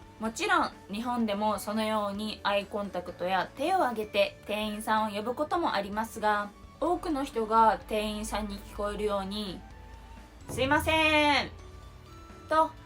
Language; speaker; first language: Japanese; native; Japanese